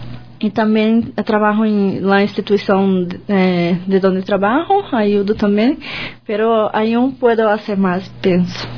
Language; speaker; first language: Spanish; non-native, learner; Portuguese